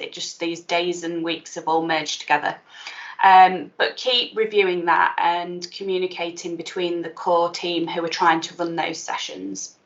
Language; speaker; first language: English; native; English